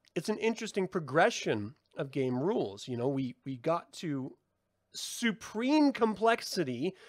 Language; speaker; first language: English; native; English